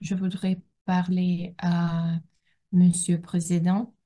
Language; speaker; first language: French; non-native, learner; Russian